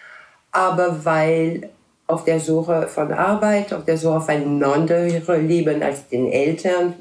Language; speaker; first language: German; non-native, learner; French